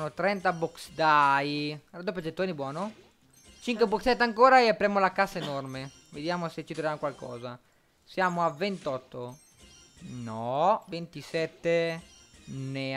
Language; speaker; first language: Italian; native; Italian